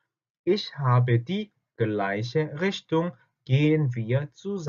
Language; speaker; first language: German; non-native, fluent; Korean